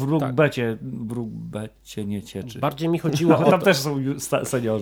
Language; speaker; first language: Polish; native; Polish